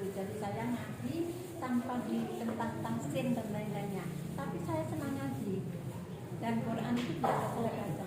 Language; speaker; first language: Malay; non-native, local second language; Javanese